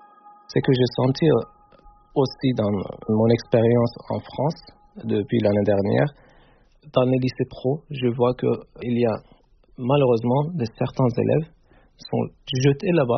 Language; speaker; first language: French; non-native, fluent; Turkish